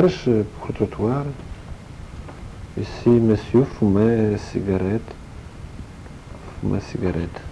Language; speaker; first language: French; non-native, learner; Polish